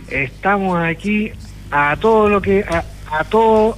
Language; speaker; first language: Spanish; native; Spanish